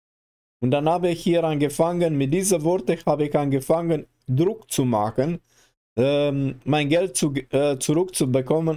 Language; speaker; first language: German; non-native, learner; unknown